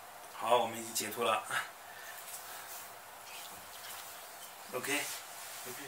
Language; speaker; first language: Chinese; native; Chinese